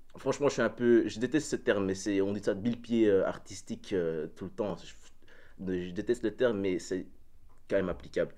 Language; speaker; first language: French; early bilingual, other home language; Dutch